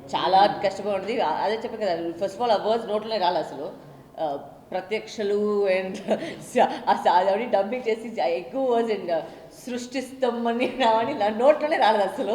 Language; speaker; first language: Telugu; non-native, local second language; Tamil